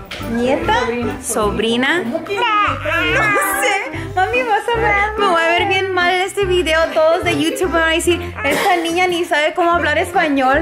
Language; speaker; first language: Spanish; early bilingual, heritage; Spanish